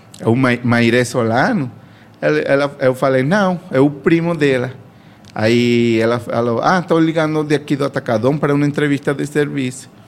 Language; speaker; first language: Portuguese; non-native, fluent; Spanish